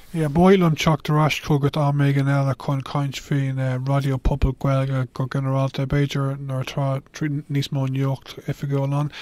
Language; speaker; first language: Irish; non-native, local second language; English